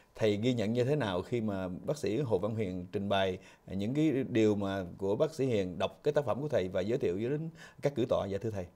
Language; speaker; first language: Vietnamese; native; Vietnamese